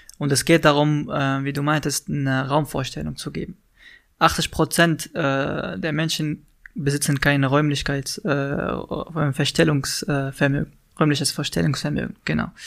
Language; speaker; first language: German; non-native, fluent; Arabic